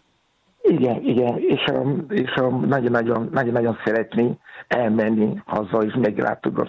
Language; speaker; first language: Hungarian; non-native, fluent; Yoruba